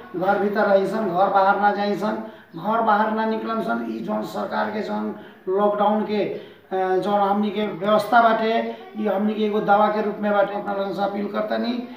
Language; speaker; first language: Bhojpuri; native; Bhojpuri